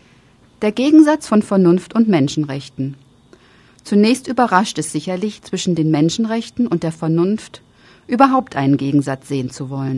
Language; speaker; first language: German; native; German